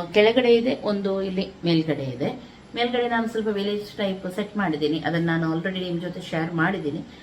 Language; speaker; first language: Kannada; native; Kannada